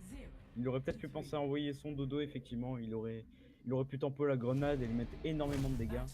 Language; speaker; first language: French; native; French